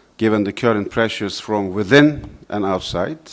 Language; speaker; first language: English; non-native, fluent; Turkish